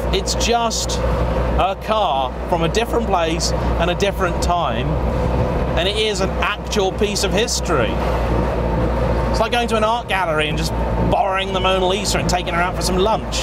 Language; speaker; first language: English; native; English